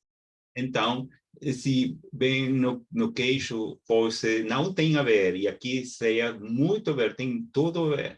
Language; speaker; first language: Portuguese; non-native, fluent; Spanish